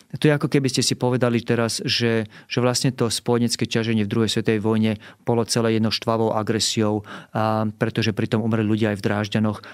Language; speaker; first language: Slovak; native; Slovak